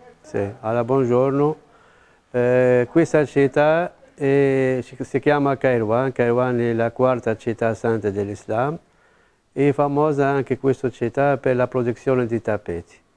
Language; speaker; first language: Italian; non-native, local second language; Arabic